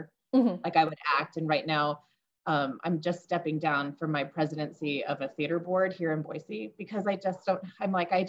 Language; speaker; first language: English; native; English